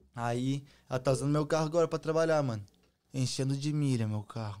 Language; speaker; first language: Portuguese; native; Portuguese